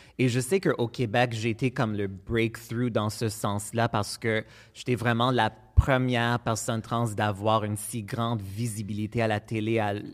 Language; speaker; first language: French; non-native, local second language; English